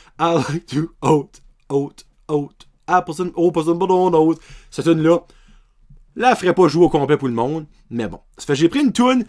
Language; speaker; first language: French; native; French